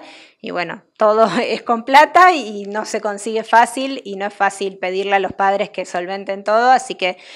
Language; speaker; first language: Spanish; native; Spanish